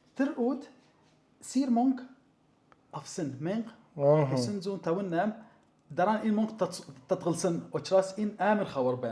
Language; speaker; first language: Mongolian; non-native, learner; Arabic